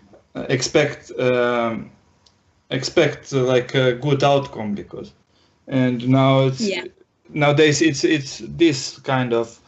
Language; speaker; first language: English; non-native, learner; Serbian